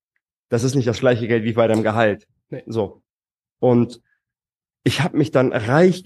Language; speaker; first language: German; native; German